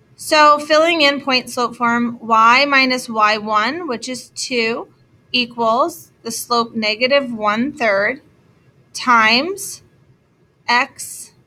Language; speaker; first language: English; native; English